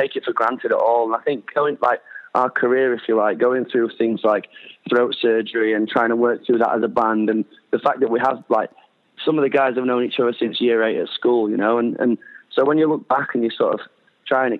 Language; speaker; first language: English; native; English